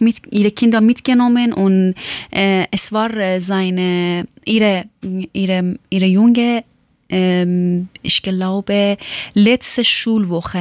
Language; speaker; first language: German; non-native, learner; Persian